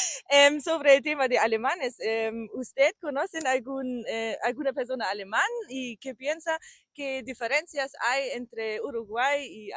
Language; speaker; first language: Spanish; non-native, learner; German